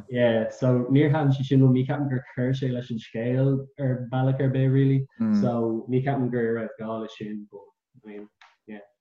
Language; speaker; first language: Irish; non-native, local second language; English